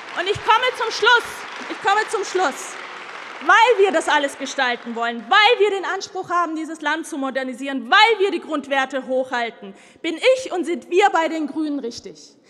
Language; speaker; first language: German; early bilingual, other home language; Turkish